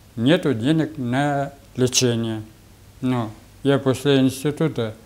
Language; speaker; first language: Russian; non-native, local second language; Bashkir